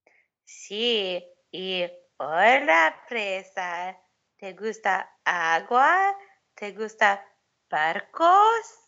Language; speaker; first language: Spanish; non-native, learner; English